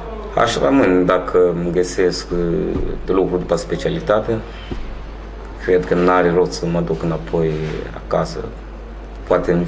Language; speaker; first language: Romanian; non-native, fluent; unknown